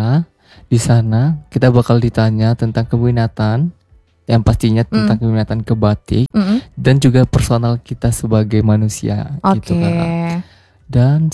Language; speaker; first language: Indonesian; native; Indonesian